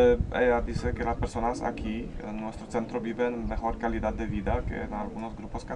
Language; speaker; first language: Spanish; non-native, learner; Polish